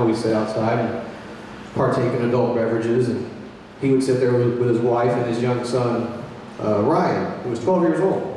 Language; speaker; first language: English; native; English